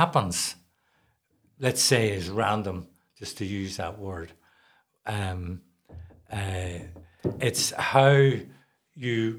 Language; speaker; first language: English; native; English